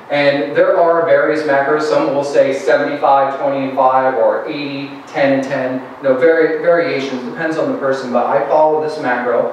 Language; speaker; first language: English; native; English